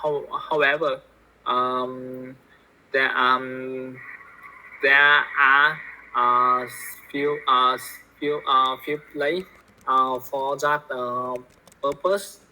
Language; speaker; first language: English; non-native, learner; Vietnamese